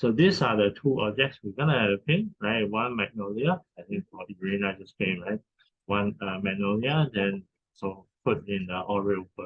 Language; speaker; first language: English; non-native, fluent; Chinese